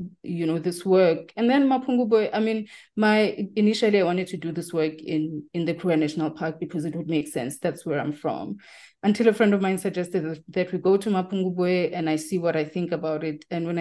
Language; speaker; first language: English; non-native, local second language; Tsonga